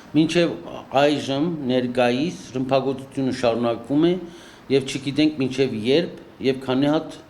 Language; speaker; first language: Armenian; native; Armenian